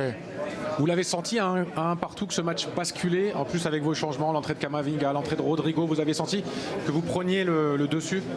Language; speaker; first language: French; native; French